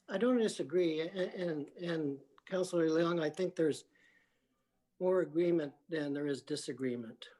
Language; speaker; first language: English; native; English